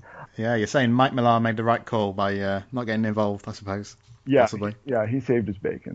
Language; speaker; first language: English; native; English